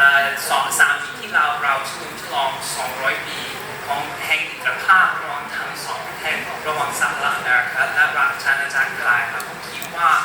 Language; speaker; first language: Thai; non-native, fluent; English